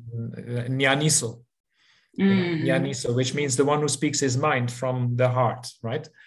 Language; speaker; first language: English; non-native, fluent; Dutch